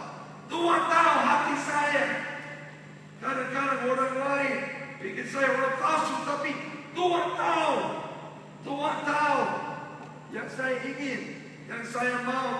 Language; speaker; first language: Indonesian; non-native, fluent; English